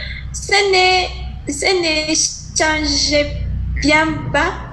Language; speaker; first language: French; non-native, learner; Spanish